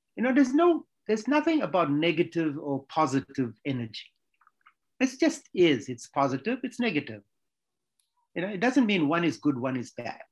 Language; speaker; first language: English; native; English